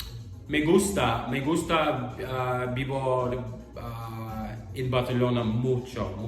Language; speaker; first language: Spanish; non-native, learner; English